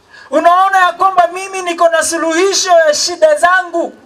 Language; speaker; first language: Swahili; native; Swahili